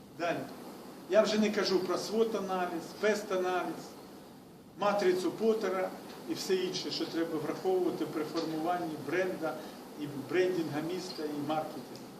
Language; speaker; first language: Ukrainian; non-native, local second language; Russian